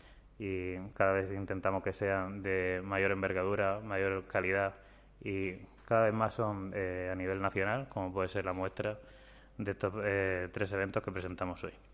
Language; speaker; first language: Spanish; native; Spanish